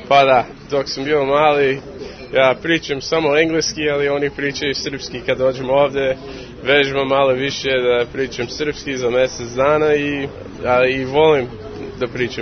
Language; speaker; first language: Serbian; early bilingual, heritage; English